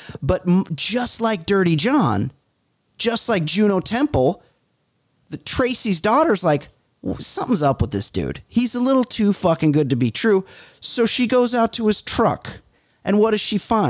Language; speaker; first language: English; native; English